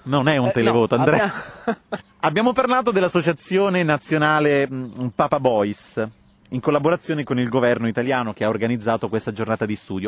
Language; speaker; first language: Italian; native; Italian